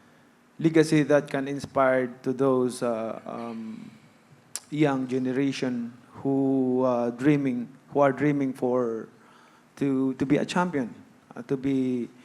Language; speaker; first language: English; non-native, local second language; Cebuano